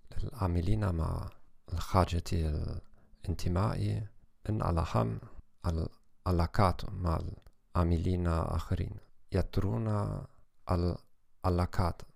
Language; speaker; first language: Arabic; non-native, learner; German